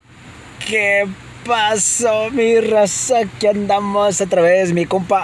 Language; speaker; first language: Spanish; native; Spanish